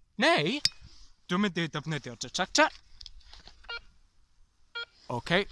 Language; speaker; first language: Welsh; non-native, learner; English